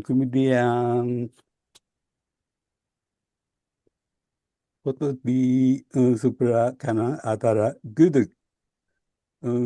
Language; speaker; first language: Indonesian; non-native, learner; Japanese